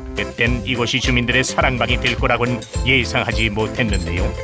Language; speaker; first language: Korean; native; Korean